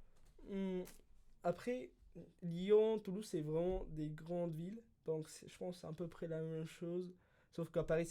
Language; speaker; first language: French; early bilingual, other home language; Spanish